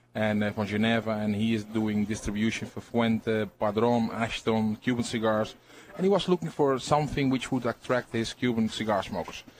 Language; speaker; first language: English; non-native, fluent; Dutch